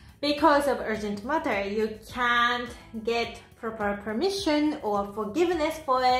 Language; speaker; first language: English; non-native, fluent; Japanese